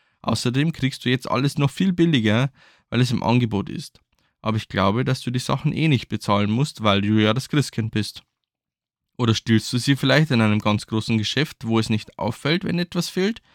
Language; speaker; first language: German; native; German